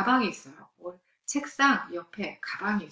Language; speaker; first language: Korean; non-native, fluent; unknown